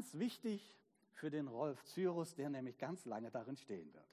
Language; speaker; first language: German; native; German